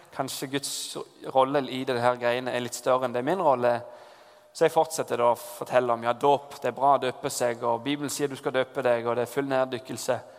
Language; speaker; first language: Norwegian; native; Norwegian